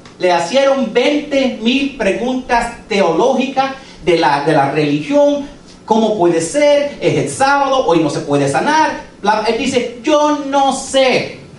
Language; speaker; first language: Spanish; early bilingual, heritage; English